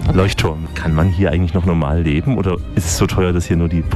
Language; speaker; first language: German; native; German